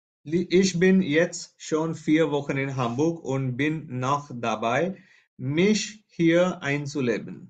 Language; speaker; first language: German; non-native, fluent; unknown